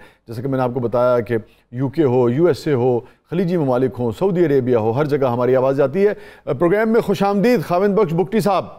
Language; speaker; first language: Urdu; native; Urdu